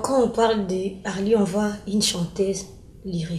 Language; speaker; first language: French; non-native, local second language; Lingala